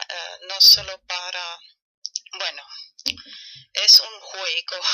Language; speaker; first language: Spanish; non-native, fluent; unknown